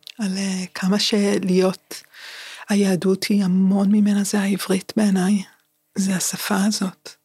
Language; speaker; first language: Hebrew; native; Hebrew